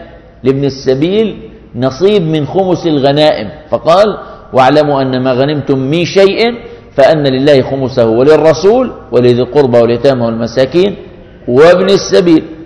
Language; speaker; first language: Arabic; native; Arabic